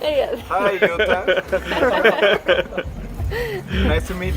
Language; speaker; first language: English; non-native, fluent; Spanish